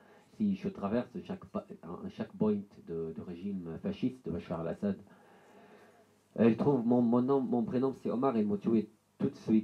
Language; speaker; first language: French; non-native, learner; Arabic